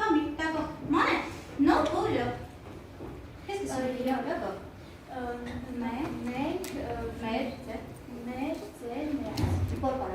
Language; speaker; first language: French; non-native, fluent; Armenian